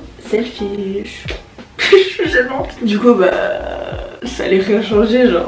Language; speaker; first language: French; native; French